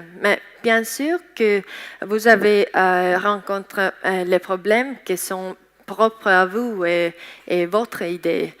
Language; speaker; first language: French; non-native, learner; Estonian